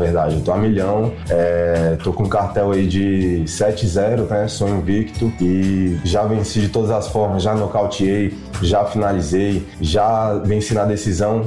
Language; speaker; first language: Portuguese; native; Portuguese